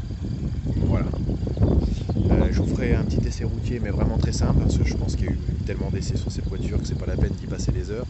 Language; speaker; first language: French; native; French